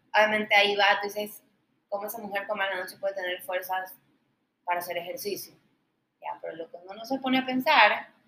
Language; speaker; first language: Spanish; native; Spanish